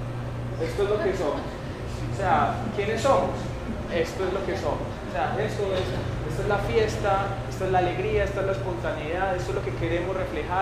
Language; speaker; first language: Spanish; native; Spanish